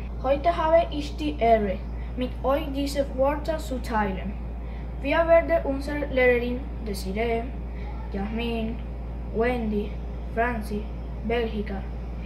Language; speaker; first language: German; non-native, learner; Spanish